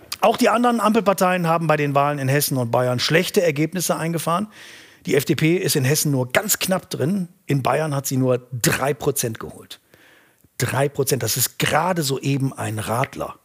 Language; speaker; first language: German; native; German